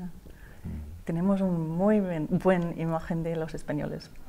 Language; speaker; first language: Spanish; non-native, learner; Danish